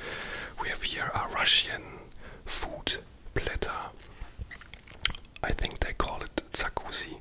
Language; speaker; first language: English; non-native, fluent; German